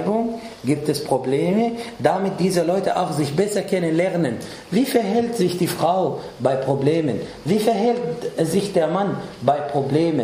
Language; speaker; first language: German; non-native, fluent; Arabic